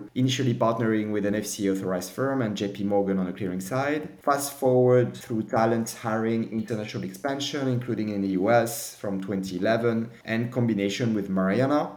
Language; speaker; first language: English; non-native, fluent; French